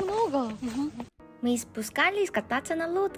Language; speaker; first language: Russian; non-native, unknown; Korean